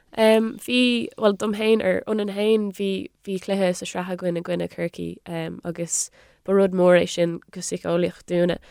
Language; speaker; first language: Irish; non-native, local second language; English